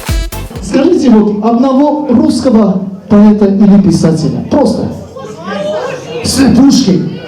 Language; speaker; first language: Russian; non-native, local second language; Armenian